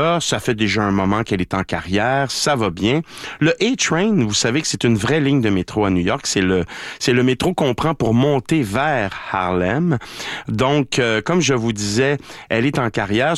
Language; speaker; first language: French; native; French